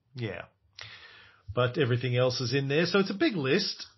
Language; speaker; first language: English; native; English